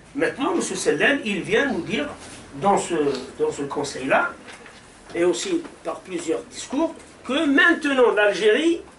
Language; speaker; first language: French; non-native, local second language; Arabic